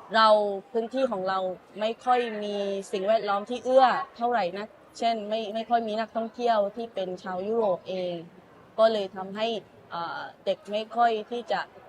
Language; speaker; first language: Thai; non-native, local second language; Malay